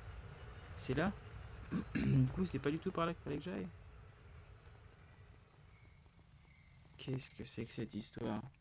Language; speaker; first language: French; native; French